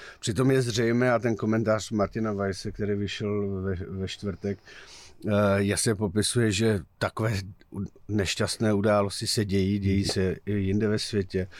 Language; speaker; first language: Czech; native; Czech